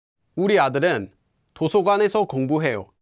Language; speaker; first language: Korean; non-native, fluent; English